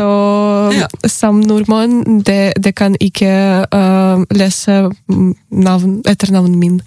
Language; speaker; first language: Norwegian; non-native, learner; Ukrainian